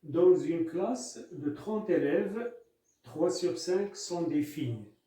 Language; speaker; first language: French; non-native, local second language; Arabic